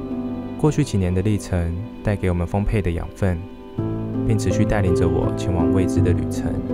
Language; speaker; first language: Chinese; native; Chinese